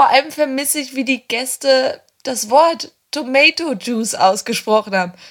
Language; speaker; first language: German; native; German